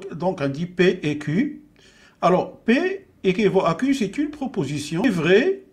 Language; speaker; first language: French; non-native, local second language; Arabic